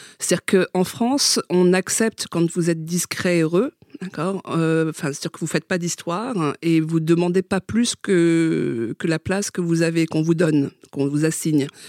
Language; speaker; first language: French; early bilingual, other home language; Vietnamese